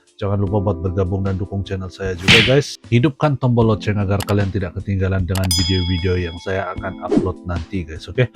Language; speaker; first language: Malay; native; Malay